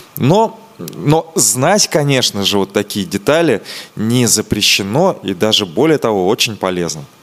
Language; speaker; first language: Russian; native; Russian